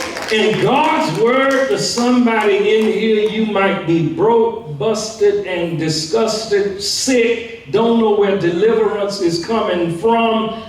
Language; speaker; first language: English; native; English